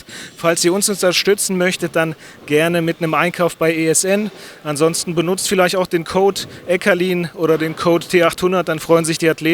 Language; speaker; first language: German; native; German